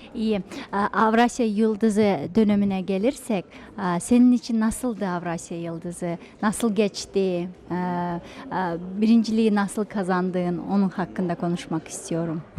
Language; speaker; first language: Turkish; native; Turkish